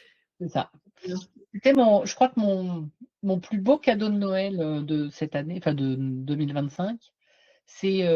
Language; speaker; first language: French; native; French